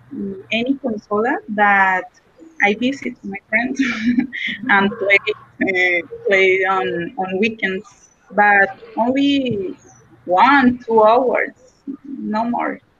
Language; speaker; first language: English; non-native, learner; Spanish